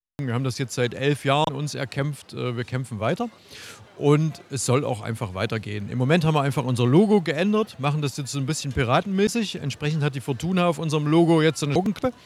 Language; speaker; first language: German; native; German